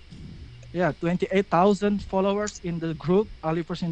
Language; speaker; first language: English; non-native, learner; Indonesian